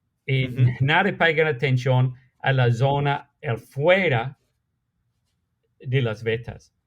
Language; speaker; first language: Spanish; non-native, fluent; English